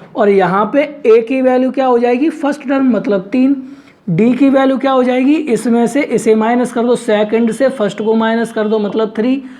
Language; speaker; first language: Hindi; native; Hindi